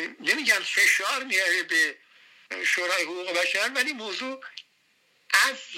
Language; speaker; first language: Persian; native; Persian